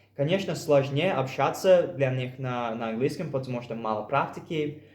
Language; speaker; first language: Russian; non-native, fluent; English